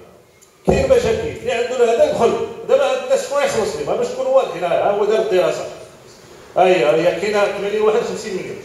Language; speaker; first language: Arabic; native; Arabic